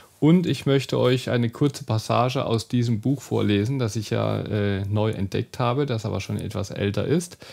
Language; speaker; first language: German; native; German